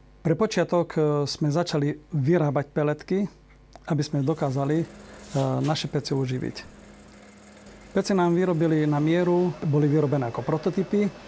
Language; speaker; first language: Slovak; native; Slovak